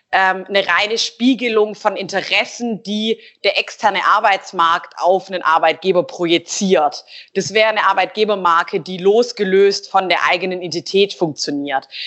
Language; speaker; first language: German; native; German